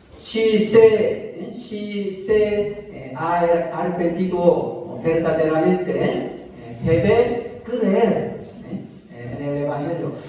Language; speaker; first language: Spanish; non-native, fluent; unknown